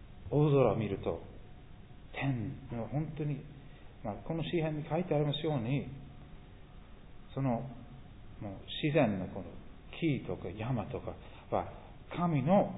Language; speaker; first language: Japanese; non-native, fluent; English